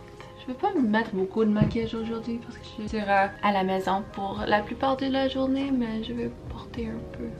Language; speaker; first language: French; early bilingual, heritage; English